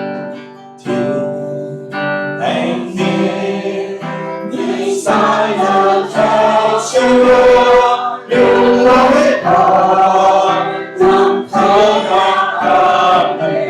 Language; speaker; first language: Thai; native; Thai